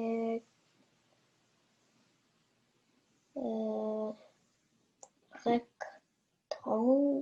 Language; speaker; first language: French; early bilingual, other home language; Chinese